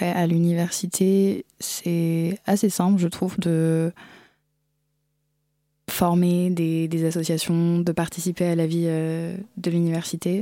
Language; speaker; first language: French; native; French